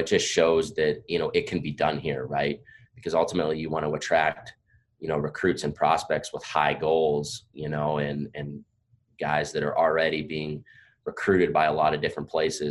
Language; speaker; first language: English; native; English